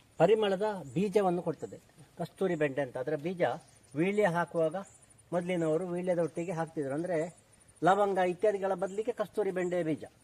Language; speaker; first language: Kannada; non-native, local second language; Tulu